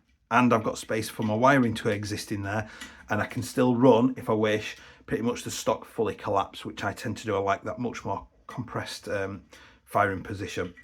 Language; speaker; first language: English; native; English